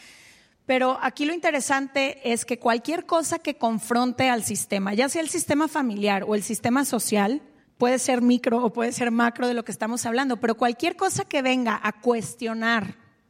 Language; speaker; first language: Spanish; native; Spanish